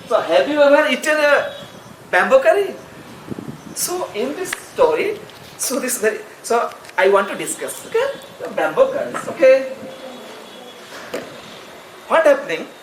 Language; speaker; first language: English; non-native, local second language; Odia